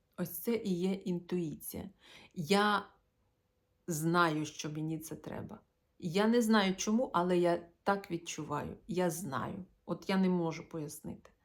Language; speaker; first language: Ukrainian; non-native, local second language; Russian